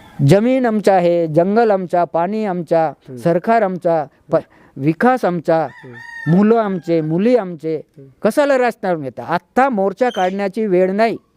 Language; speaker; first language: Marathi; non-native, local second language; Gondi